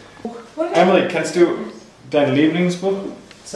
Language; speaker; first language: German; non-native, learner; English